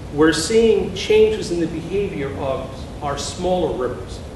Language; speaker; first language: English; native; English